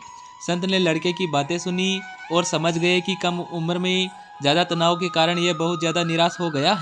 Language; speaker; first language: Hindi; native; Hindi